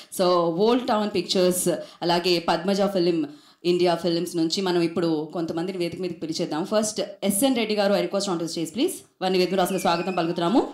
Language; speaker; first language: Telugu; native; Telugu